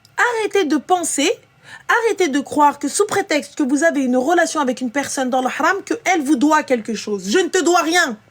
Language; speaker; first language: French; early bilingual, other home language; Arabic